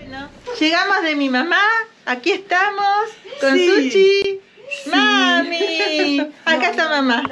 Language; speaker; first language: Spanish; native; Spanish